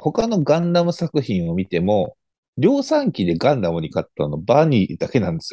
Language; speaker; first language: Japanese; native; Japanese